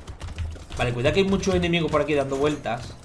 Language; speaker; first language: Spanish; native; Spanish